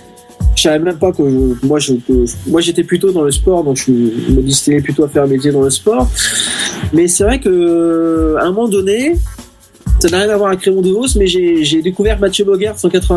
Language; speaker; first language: French; native; French